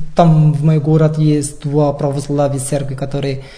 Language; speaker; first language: Russian; non-native, learner; Indonesian